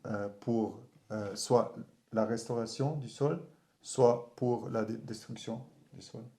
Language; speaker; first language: French; non-native, learner; German